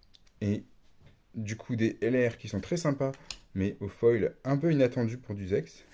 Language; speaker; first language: French; native; French